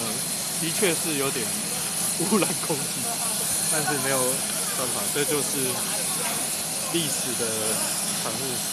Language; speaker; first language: Chinese; native; Chinese